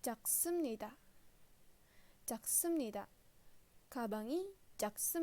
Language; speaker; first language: Korean; non-native, fluent; Indonesian